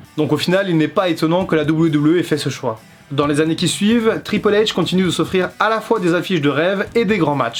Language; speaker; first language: French; native; French